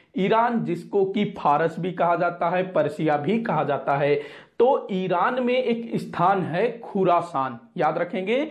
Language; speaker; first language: Hindi; non-native, local second language; Marathi